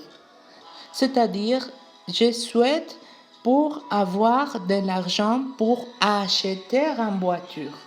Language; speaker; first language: French; non-native, learner; Spanish